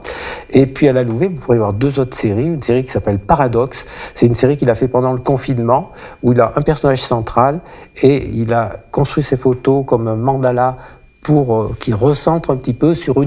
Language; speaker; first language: French; native; French